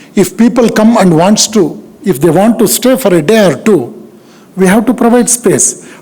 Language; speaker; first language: English; non-native, local second language; Kannada